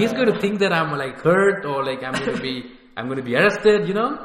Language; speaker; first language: English; early bilingual, other home language; Tamil